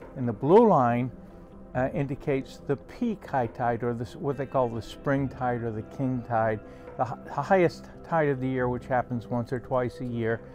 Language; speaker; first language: English; native; English